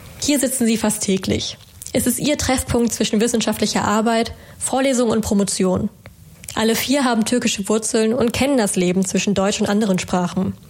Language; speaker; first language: German; native; German